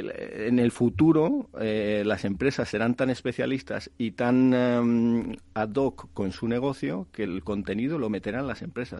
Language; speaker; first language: Spanish; native; Spanish